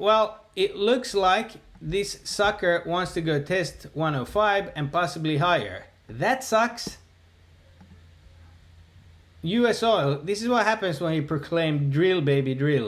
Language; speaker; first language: English; native; English